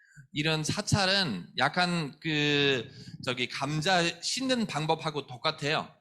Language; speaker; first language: Korean; non-native, fluent; German